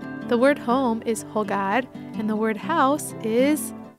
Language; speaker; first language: English; native; English